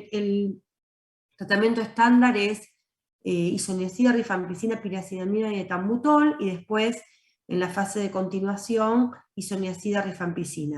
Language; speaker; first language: Spanish; native; Spanish